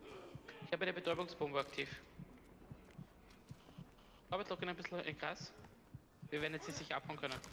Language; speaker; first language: German; native; German